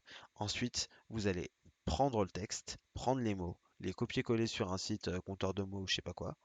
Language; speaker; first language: French; native; French